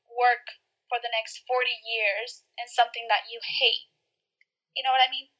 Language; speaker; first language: English; early bilingual, other home language; Spanish